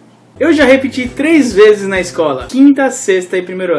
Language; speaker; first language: Portuguese; native; Portuguese